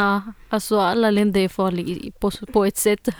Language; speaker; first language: Swedish; non-native, fluent; Arabic